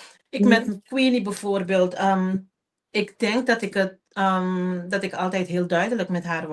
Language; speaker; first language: Dutch; non-native, local second language; Papiamento